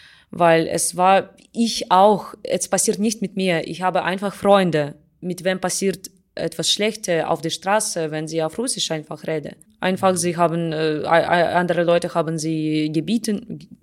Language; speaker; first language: German; non-native, learner; Russian